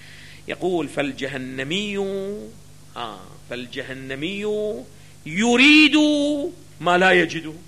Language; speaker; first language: Arabic; native; Arabic